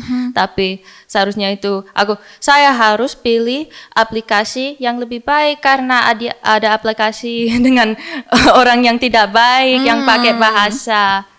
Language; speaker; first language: Indonesian; early bilingual, heritage; English